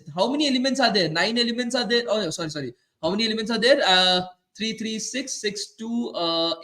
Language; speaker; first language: English; non-native, local second language; Hindi